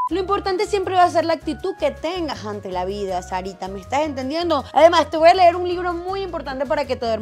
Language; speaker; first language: Spanish; native; Spanish